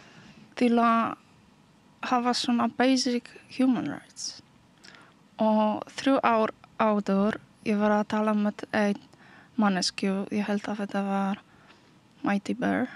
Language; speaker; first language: Icelandic; non-native, learner; Polish